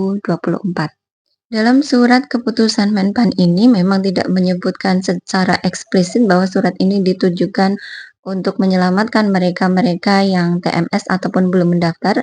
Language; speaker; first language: Indonesian; native; Indonesian